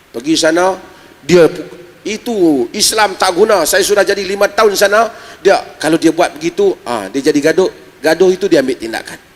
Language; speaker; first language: Malay; native; Malay